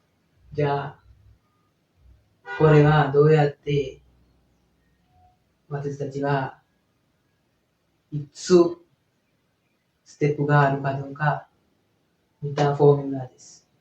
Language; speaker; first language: Japanese; non-native, learner; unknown